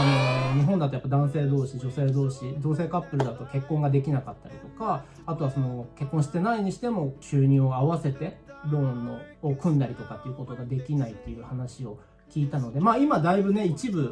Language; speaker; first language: Japanese; native; Japanese